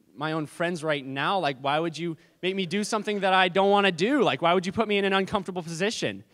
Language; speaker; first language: English; native; English